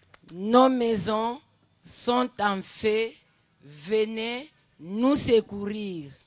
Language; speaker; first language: French; non-native, learner; Lingala